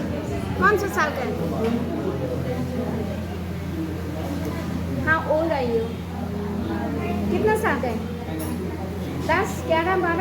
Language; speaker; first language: Hindi; non-native, local second language; Tibetan